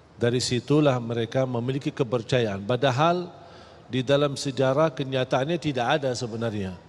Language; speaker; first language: Malay; non-native, fluent; Arabic